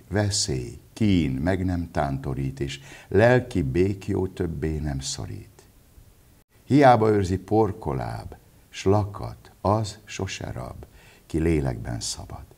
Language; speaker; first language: Hungarian; native; Hungarian